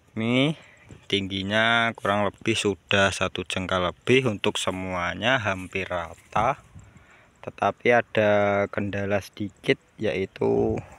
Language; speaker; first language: Indonesian; non-native, local second language; Javanese